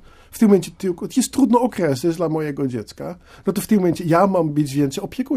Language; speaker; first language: Polish; non-native, fluent; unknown